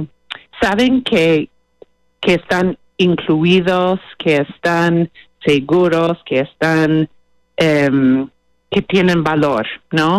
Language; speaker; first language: Spanish; non-native, fluent; English